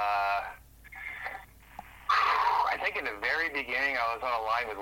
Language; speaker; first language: English; native; English